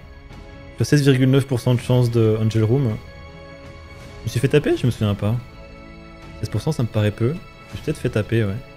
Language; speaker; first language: French; native; French